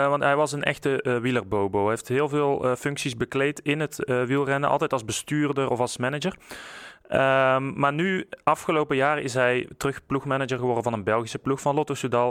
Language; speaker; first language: Dutch; native; Dutch